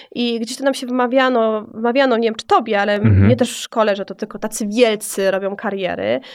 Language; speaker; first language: Polish; native; Polish